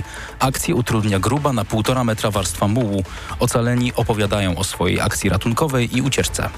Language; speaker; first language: Polish; native; Polish